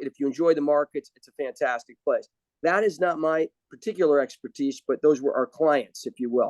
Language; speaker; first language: English; native; English